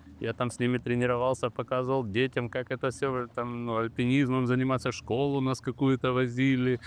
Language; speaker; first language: Russian; native; Russian